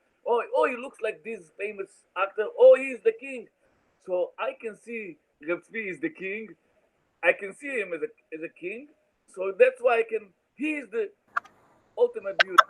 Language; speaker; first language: English; non-native, learner; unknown